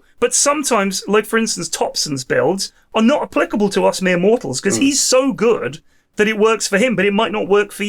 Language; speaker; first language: English; native; English